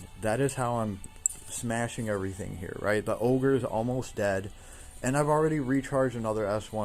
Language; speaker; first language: English; native; English